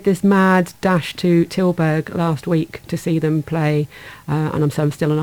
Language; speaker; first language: English; native; English